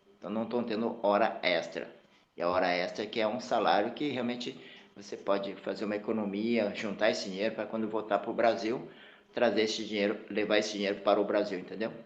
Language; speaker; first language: Portuguese; native; Portuguese